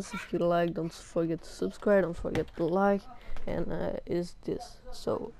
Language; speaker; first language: English; non-native, learner; French